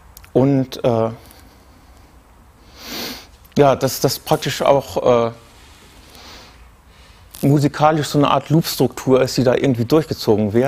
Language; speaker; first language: German; native; German